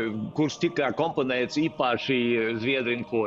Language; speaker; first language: Latvian; non-native, fluent; Swedish